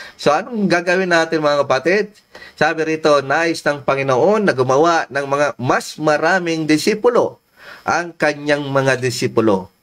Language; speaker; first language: Filipino; non-native, local second language; Iloko